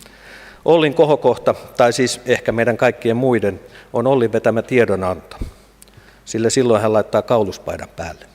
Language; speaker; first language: Finnish; native; Finnish